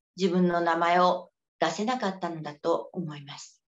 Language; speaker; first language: Japanese; native; Japanese